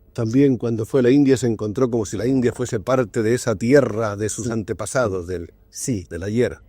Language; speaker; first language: Spanish; native; Spanish